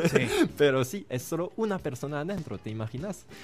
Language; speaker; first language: Spanish; non-native, fluent; French